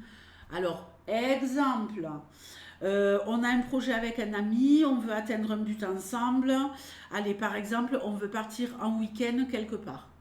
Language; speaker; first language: French; native; French